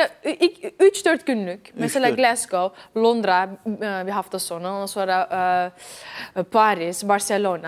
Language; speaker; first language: Turkish; early bilingual, heritage; Dutch